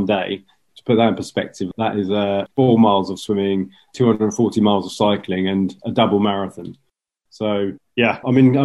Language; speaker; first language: English; native; English